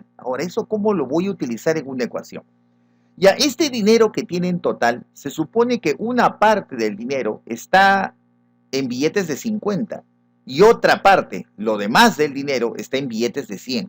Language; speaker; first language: Spanish; native; Spanish